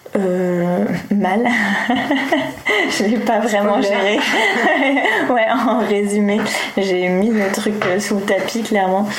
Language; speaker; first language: French; native; French